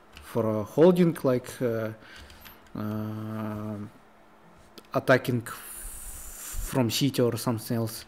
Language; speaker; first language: English; non-native, learner; Russian